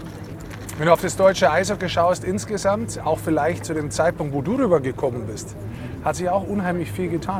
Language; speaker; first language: German; native; German